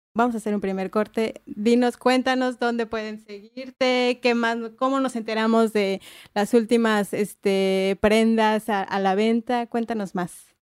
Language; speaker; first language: Spanish; native; Spanish